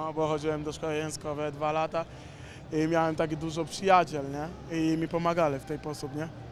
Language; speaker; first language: Polish; non-native, learner; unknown